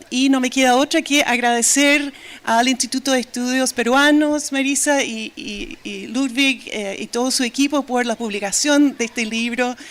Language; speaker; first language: Spanish; non-native, fluent; English